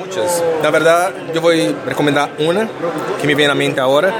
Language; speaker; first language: Spanish; non-native, learner; Portuguese